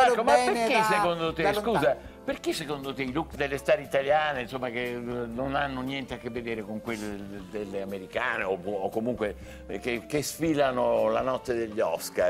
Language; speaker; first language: Italian; native; Italian